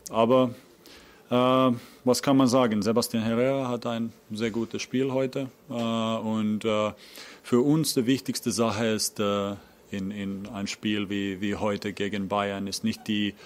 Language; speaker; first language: German; non-native, learner; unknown